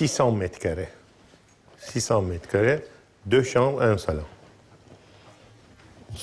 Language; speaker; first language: French; non-native, learner; Turkish